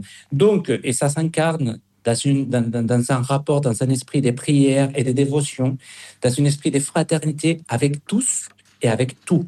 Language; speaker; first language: French; non-native, fluent; Spanish